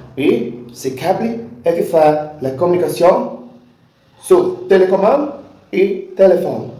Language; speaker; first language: French; non-native, learner; Portuguese